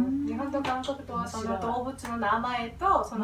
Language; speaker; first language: Japanese; non-native, fluent; Korean